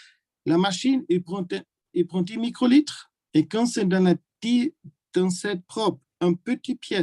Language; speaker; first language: French; non-native, learner; German